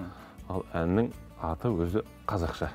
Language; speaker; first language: Kazakh; native; Kazakh